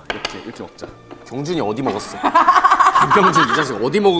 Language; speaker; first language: Korean; native; Korean